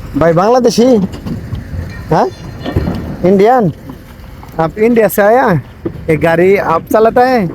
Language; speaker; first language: Hindi; non-native, learner; Bangla